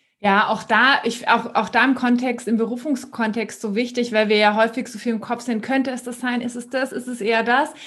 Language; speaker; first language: German; native; German